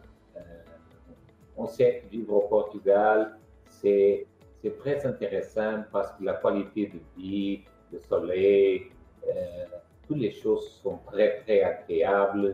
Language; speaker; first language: French; non-native, fluent; Portuguese